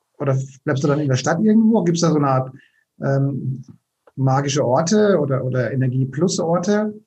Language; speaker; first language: German; native; German